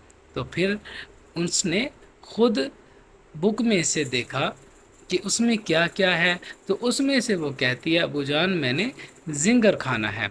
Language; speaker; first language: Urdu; non-native, local second language; Punjabi